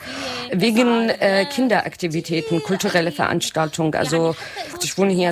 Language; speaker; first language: German; non-native, learner; Arabic